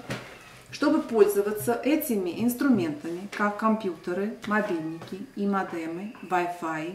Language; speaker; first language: Russian; non-native, local second language; Latvian